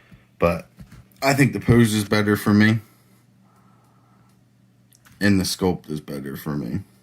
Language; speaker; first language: English; native; English